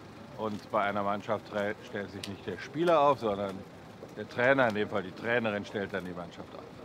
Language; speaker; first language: German; native; German